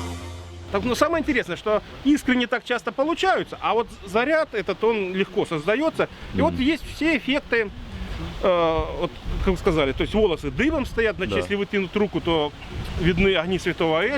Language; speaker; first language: Russian; native; Russian